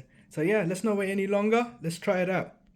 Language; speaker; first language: English; early bilingual, other home language; Tamil